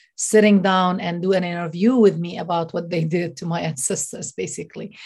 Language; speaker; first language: English; non-native, fluent; Arabic